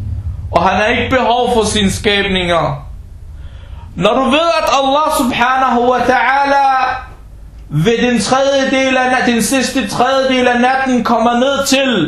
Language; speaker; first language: Danish; early bilingual, other home language; Arabic